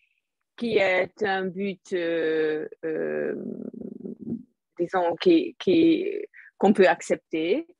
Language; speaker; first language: French; non-native, fluent; Hungarian